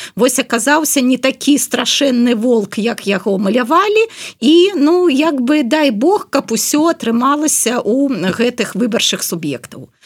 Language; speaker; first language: Belarusian; non-native, local second language; Russian